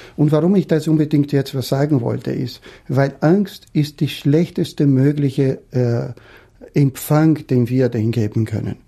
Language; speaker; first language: German; non-native, fluent; Portuguese